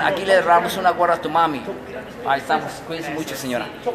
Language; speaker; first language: Spanish; early bilingual, other home language; English